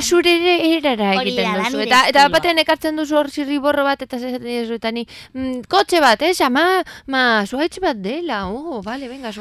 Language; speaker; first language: Basque; native; Basque